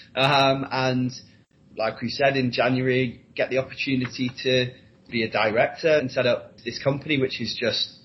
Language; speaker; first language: English; native; English